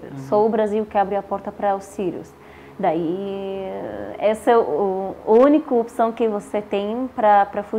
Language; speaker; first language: Portuguese; non-native, learner; Arabic